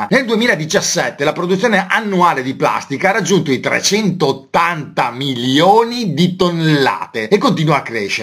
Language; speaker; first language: Italian; native; Italian